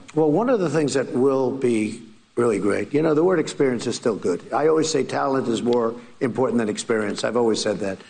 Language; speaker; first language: English; native; English